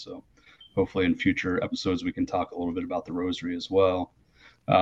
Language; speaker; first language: English; native; English